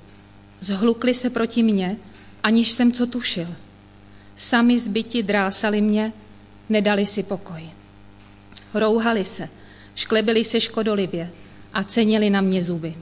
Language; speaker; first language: Czech; native; Czech